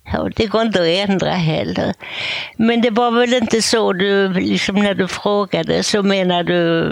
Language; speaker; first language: Swedish; native; Swedish